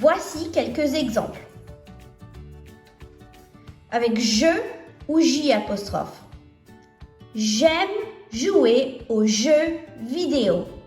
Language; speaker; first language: French; non-native, fluent; English